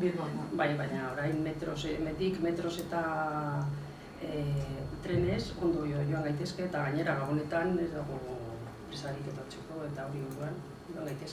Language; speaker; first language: Basque; non-native, learner; Spanish